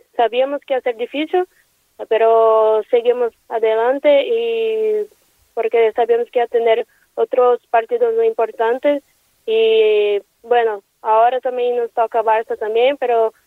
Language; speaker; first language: Spanish; non-native, learner; Portuguese